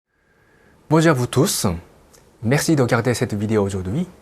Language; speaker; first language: French; non-native, fluent; Japanese